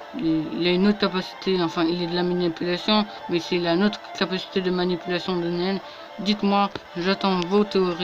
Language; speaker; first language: French; native; French